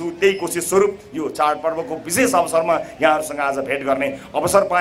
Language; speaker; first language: Nepali; native; Nepali